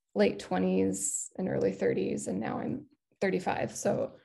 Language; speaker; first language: English; native; English